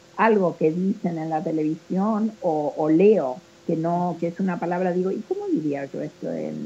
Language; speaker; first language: Spanish; native; Spanish